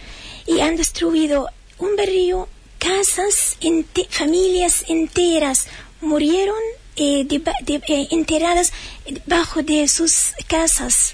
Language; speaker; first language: Spanish; non-native, fluent; Arabic